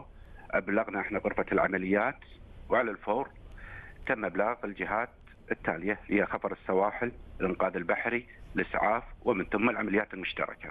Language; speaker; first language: Arabic; native; Arabic